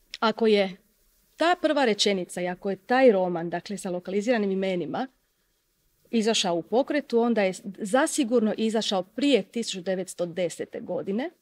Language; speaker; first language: Croatian; native; Croatian